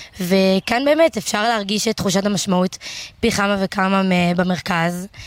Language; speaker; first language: Hebrew; native; Hebrew